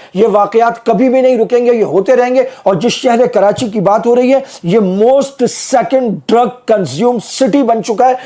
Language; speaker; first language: Urdu; native; Urdu